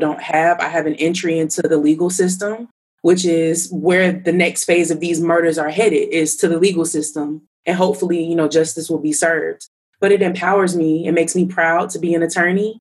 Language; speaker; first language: English; native; English